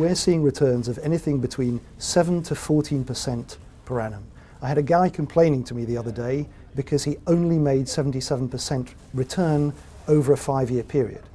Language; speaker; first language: English; native; English